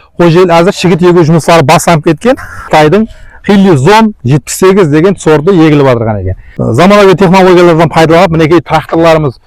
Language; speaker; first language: Uzbek; non-native, local second language; Kara-Kalpak